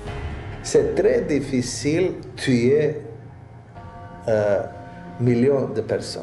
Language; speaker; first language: French; non-native, learner; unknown